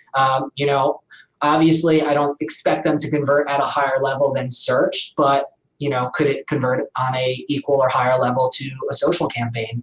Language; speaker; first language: English; native; English